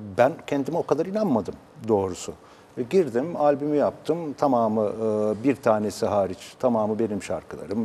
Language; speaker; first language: Turkish; native; Turkish